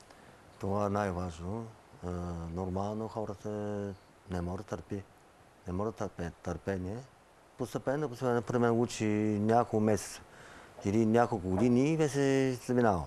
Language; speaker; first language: Bulgarian; non-native, learner; Chinese